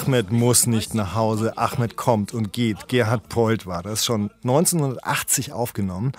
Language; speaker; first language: German; native; German